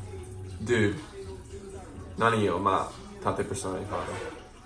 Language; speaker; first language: Italian; non-native, learner; English